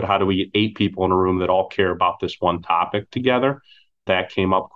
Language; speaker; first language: English; native; English